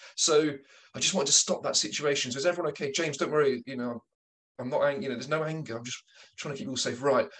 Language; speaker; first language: English; native; English